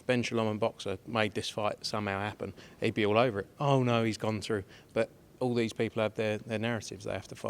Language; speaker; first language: English; native; English